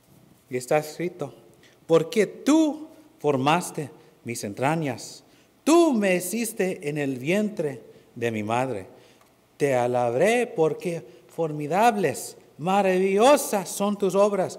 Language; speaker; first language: Spanish; non-native, fluent; English